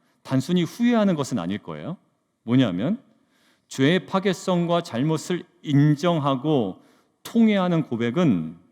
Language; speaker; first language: Korean; native; Korean